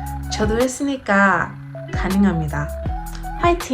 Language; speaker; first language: Korean; non-native, learner; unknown